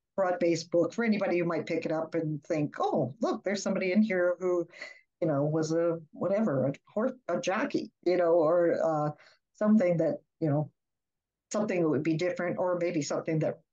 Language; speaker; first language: English; native; English